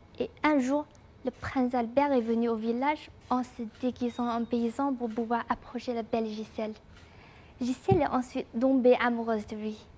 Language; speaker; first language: French; non-native, fluent; Chinese